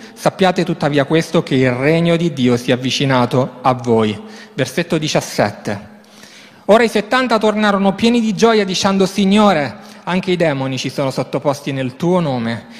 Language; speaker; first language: Italian; native; Italian